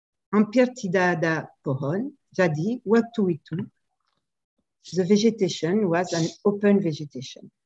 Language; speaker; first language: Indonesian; non-native, learner; French